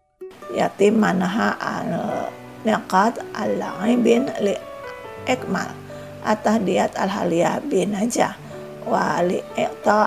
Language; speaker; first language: Arabic; non-native, fluent; Indonesian